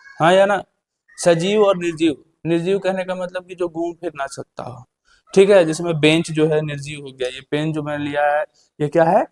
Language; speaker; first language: Hindi; native; Hindi